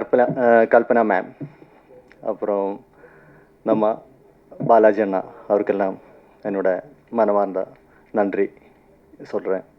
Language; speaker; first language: Tamil; non-native, fluent; Malayalam